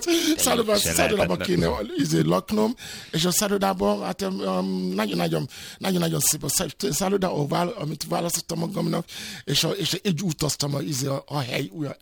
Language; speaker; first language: Hungarian; non-native, fluent; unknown